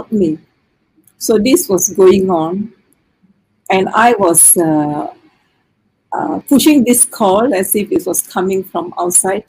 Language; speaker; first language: English; non-native, local second language; Tamil